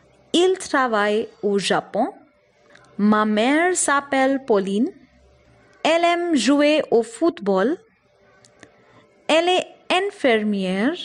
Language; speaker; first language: French; non-native, fluent; Hindi